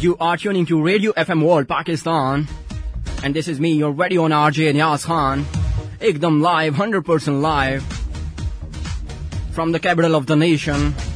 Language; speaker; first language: English; non-native, local second language; Hindi